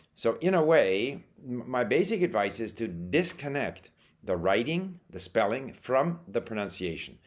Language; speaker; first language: English; native; English